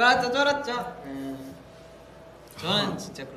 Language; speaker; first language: Korean; native; Korean